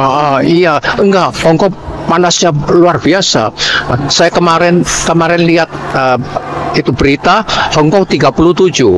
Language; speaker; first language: Indonesian; non-native, learner; Cantonese